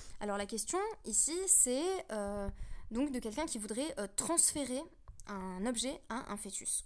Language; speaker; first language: French; native; French